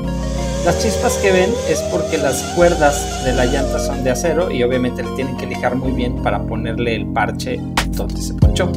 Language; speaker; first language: Spanish; native; Spanish